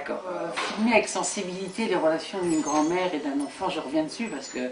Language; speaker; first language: French; native; French